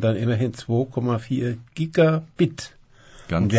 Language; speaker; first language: German; native; German